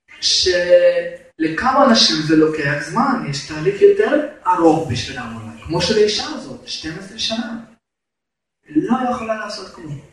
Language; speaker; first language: Hebrew; non-native, fluent; Russian